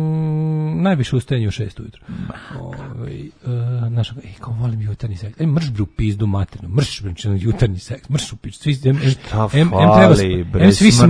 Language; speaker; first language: Serbian; native; Serbian